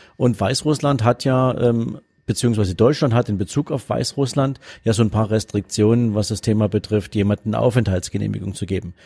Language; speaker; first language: German; native; German